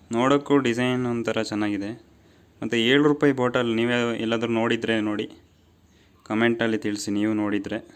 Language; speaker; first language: Kannada; non-native, local second language; Kodava